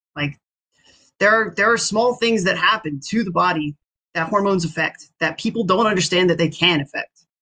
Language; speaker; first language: English; native; English